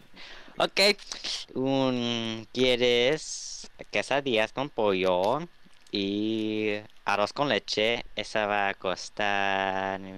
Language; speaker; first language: Spanish; non-native, learner; English